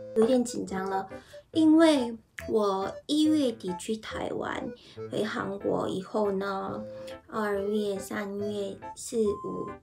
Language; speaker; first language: Chinese; non-native, fluent; Korean